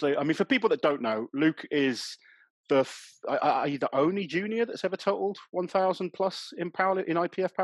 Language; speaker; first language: English; native; English